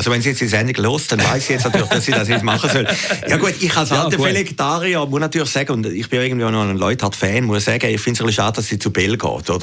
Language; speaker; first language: German; native; German